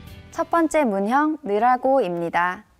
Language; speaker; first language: Korean; native; Korean